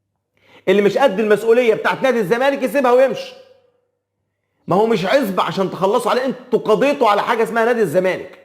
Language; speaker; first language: Arabic; native; Arabic